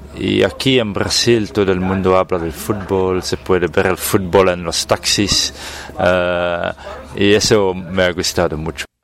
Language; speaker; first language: Spanish; non-native, fluent; Dutch